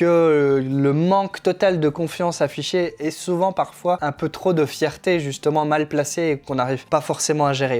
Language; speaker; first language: French; native; French